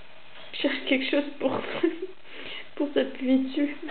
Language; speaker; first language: French; native; French